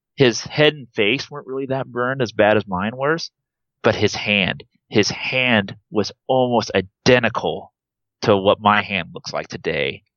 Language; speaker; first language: English; native; English